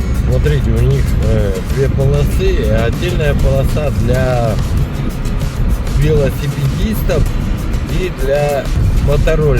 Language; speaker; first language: Russian; native; Russian